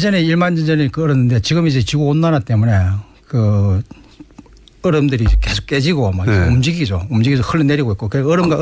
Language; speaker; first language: Korean; native; Korean